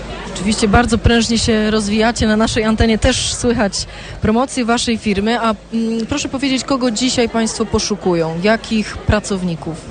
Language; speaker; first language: Polish; native; Polish